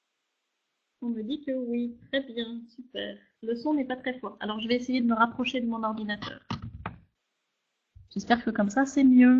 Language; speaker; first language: French; native; French